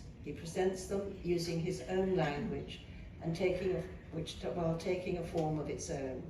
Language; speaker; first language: English; native; English